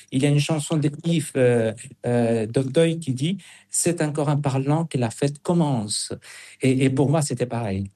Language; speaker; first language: French; non-native, fluent; Spanish